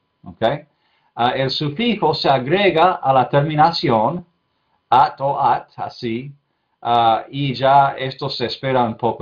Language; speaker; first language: Spanish; non-native, fluent; English